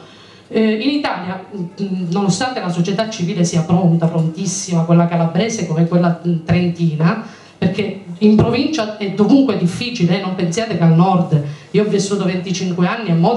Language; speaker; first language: Italian; native; Italian